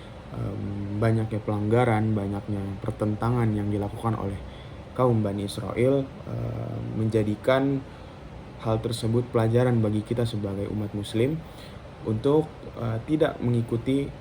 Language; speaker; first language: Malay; non-native, local second language; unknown